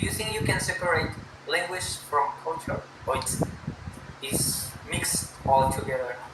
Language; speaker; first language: English; non-native, fluent; Spanish